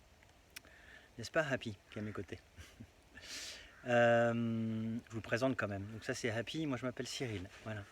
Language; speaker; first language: French; native; French